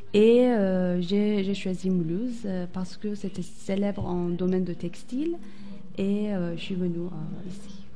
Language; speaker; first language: French; non-native, fluent; Persian